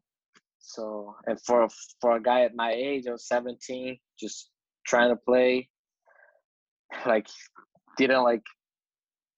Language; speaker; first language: English; non-native, fluent; Portuguese